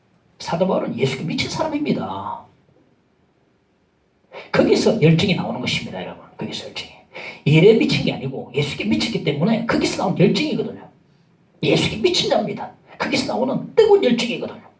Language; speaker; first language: Korean; native; Korean